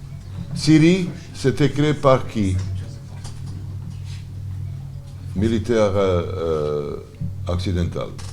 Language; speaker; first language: French; non-native, learner; Serbian